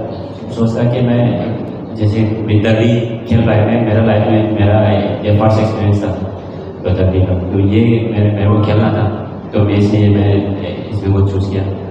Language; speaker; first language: Hindi; non-native, local second language; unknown